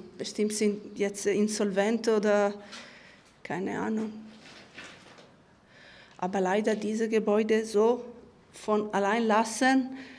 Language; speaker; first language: German; non-native, fluent; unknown